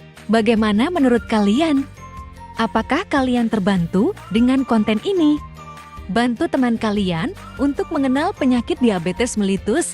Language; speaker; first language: Indonesian; native; Indonesian